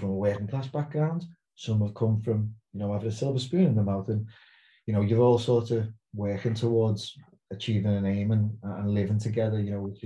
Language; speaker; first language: English; native; English